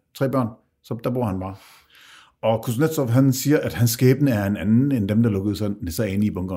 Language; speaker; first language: Danish; native; Danish